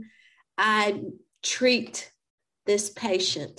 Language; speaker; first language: English; native; English